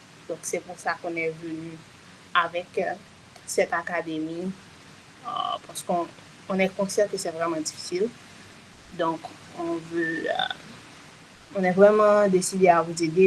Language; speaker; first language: French; non-native, local second language; Haitian Creole